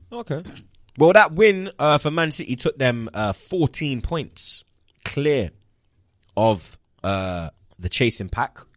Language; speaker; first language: English; native; English